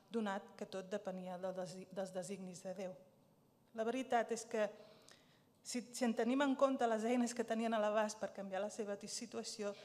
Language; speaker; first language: Catalan; early bilingual, other home language; Riffian